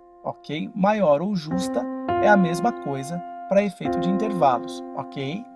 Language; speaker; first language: Portuguese; native; Portuguese